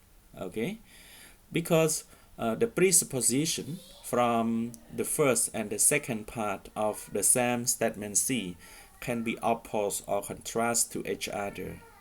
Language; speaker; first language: English; non-native, fluent; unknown